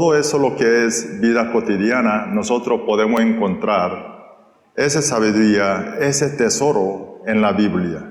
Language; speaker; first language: Spanish; non-native, fluent; Korean